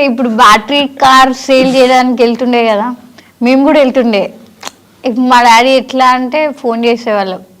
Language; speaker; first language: Telugu; native; Telugu